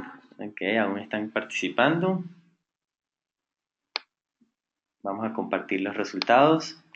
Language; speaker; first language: Spanish; native; Spanish